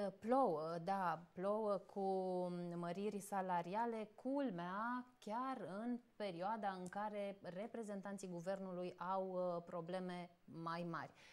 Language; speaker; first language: Romanian; native; Romanian